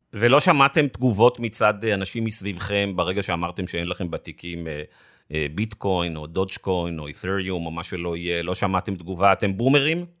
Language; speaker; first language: Hebrew; native; Hebrew